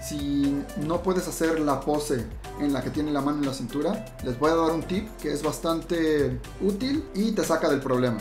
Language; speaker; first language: Spanish; native; Spanish